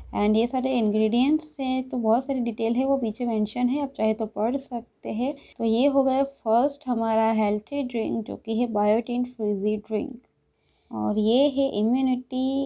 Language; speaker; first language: Hindi; non-native, local second language; Gujarati